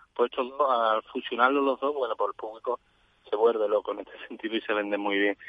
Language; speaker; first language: Spanish; native; Spanish